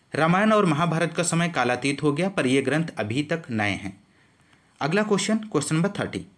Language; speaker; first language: Hindi; native; Hindi